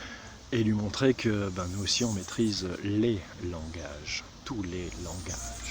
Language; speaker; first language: French; native; French